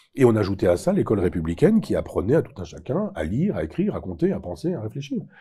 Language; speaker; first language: French; native; French